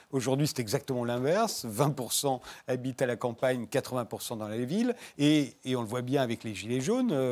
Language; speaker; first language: French; native; French